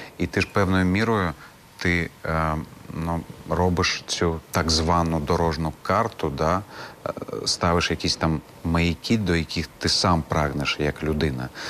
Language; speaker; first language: Ukrainian; non-native, local second language; Crimean Tatar